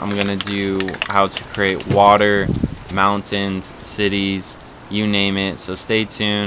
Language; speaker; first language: English; native; English